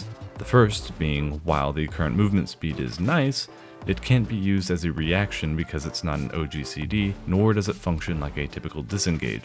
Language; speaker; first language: English; native; English